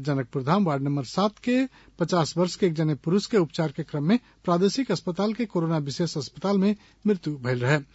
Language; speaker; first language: Bhojpuri; non-native, local second language; Nepali